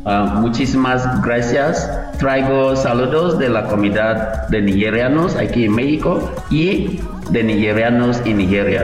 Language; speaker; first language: Spanish; non-native, learner; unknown